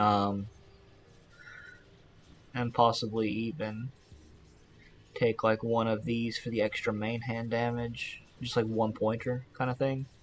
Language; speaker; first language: English; native; English